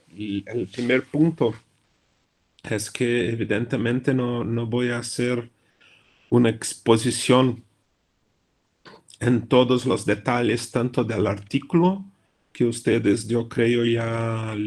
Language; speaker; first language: Spanish; non-native, fluent; Portuguese